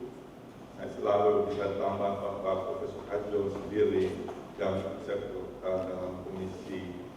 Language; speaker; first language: Indonesian; non-native, fluent; Dutch